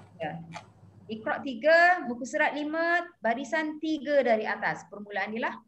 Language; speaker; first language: Malay; native; Malay